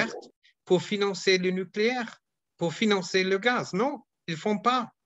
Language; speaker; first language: French; non-native, fluent; German